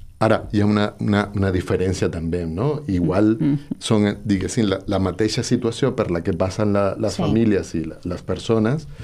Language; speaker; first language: Catalan; non-native, local second language; Spanish